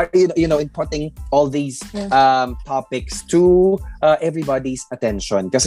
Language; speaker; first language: English; non-native, local second language; Filipino